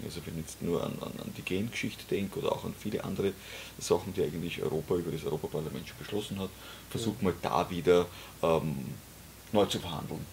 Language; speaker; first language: German; native; German